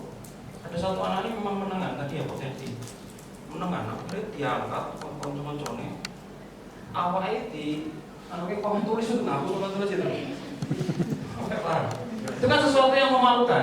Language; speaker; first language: Indonesian; native; Indonesian